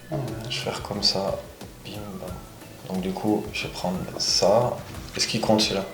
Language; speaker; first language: French; native; French